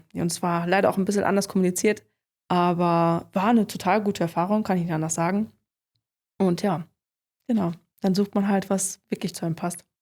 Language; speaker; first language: German; native; German